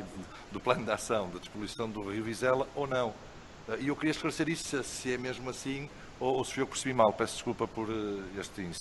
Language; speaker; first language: Portuguese; native; Portuguese